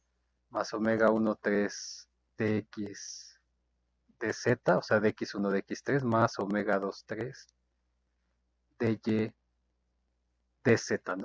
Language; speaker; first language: Spanish; native; Spanish